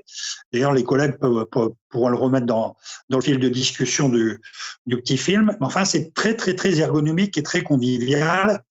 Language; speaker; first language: French; native; French